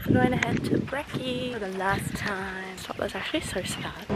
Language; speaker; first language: English; native; English